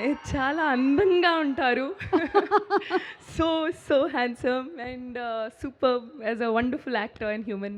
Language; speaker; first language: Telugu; non-native, learner; Hindi